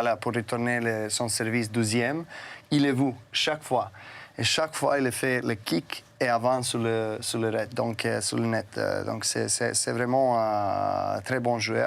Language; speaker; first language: French; non-native, fluent; Serbian